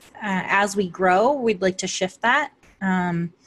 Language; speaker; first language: English; native; English